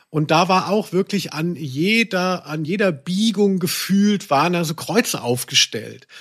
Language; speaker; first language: German; native; German